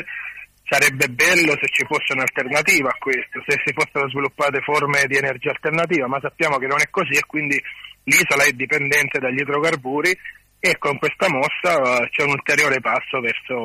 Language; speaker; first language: Italian; native; Italian